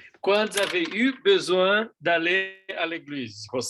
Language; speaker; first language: French; non-native, learner; Portuguese